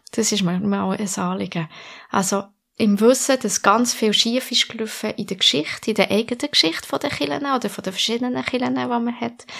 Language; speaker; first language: German; non-native, local second language; French